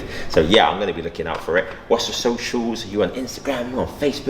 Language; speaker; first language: English; native; English